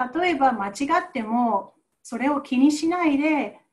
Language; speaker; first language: Japanese; non-native, fluent; English